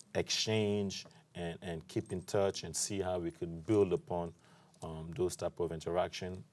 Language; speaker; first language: English; non-native, fluent; French